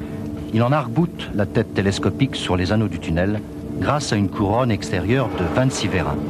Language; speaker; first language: French; native; French